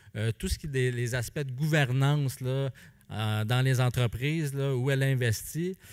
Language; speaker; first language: French; native; French